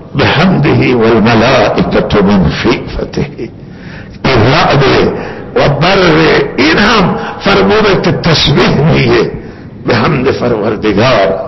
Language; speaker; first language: Persian; non-native, local second language; Baluchi